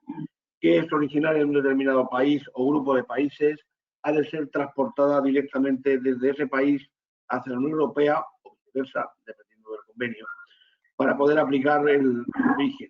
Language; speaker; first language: Spanish; native; Spanish